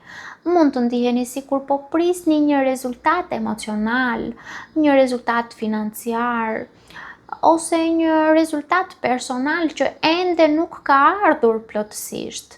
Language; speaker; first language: Albanian; native; Albanian